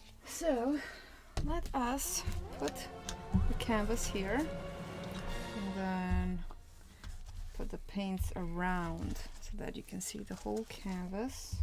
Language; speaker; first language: English; non-native, fluent; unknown